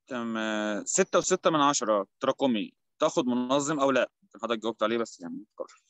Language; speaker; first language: Arabic; native; Arabic